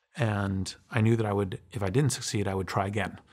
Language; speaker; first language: English; native; English